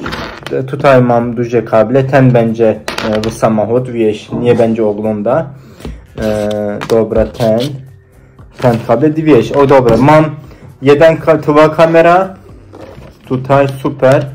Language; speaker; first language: Polish; non-native, learner; Turkish